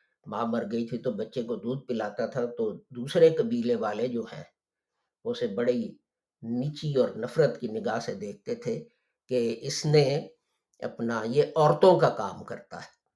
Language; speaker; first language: Urdu; native; Urdu